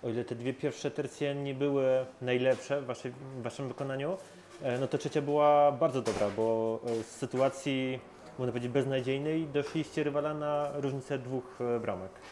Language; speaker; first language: Polish; native; Polish